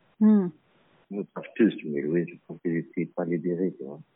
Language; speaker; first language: French; non-native, learner; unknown